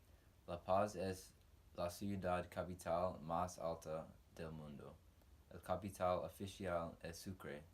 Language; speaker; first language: Spanish; non-native, learner; English